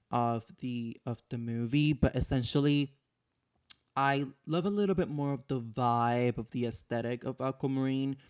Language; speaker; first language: English; non-native, fluent; Spanish